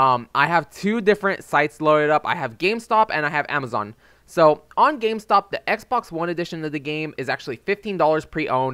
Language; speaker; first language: English; native; English